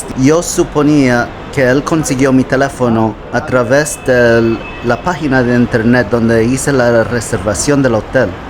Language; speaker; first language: Spanish; non-native, fluent; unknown